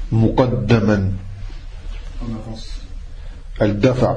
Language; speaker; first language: Arabic; non-native, fluent; French